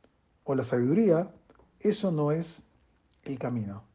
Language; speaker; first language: Spanish; native; Spanish